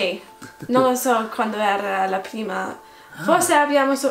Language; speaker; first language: Italian; non-native, fluent; English